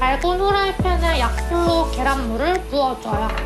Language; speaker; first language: Korean; native; Korean